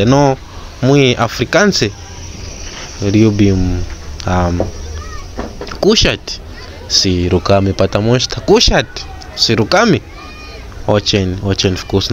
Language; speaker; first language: Russian; non-native, learner; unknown